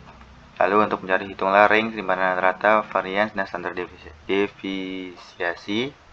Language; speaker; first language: Indonesian; native; Indonesian